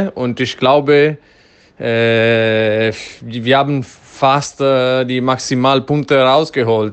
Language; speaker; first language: German; non-native, fluent; Dutch